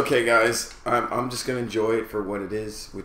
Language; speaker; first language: English; native; English